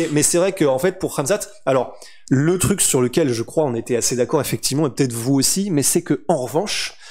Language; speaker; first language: French; native; French